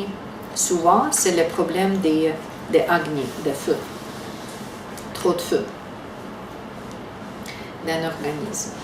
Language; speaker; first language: French; non-native, fluent; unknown